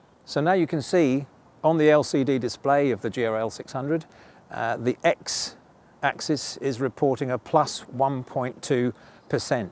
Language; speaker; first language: English; native; English